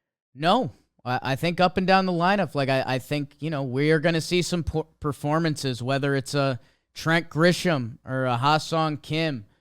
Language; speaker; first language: English; native; English